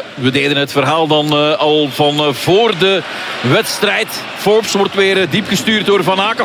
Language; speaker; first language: Dutch; native; Dutch